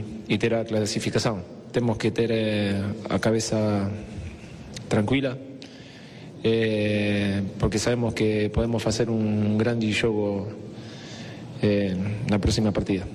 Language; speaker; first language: Portuguese; non-native, fluent; Spanish